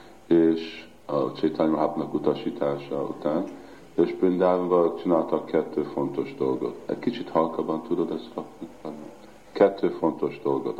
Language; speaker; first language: Hungarian; early bilingual, heritage; Hungarian